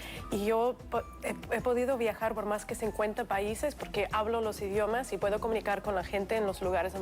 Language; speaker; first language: Spanish; non-native, fluent; Russian